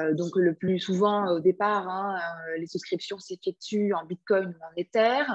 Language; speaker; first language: French; native; French